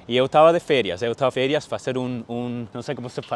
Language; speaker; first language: Portuguese; non-native, fluent; English